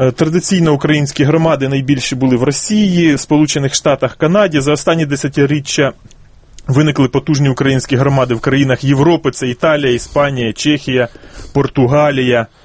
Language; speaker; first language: Ukrainian; native; Ukrainian